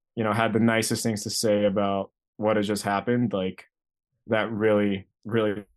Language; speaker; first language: English; early bilingual, other home language; Greek